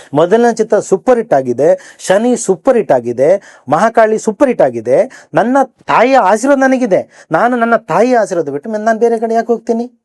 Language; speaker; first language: Kannada; native; Kannada